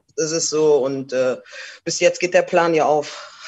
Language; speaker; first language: German; early bilingual, other home language; Portuguese